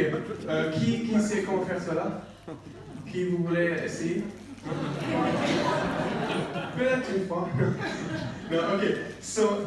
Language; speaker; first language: French; non-native, learner; English